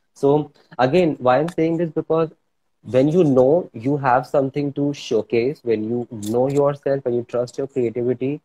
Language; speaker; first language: English; non-native, local second language; Hindi